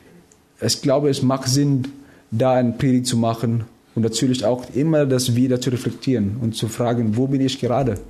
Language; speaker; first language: German; non-native, fluent; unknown